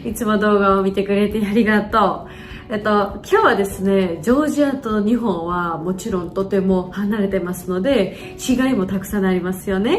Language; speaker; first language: Japanese; non-native, learner; Georgian